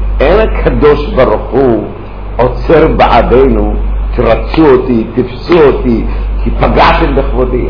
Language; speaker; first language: Hebrew; early bilingual, other home language; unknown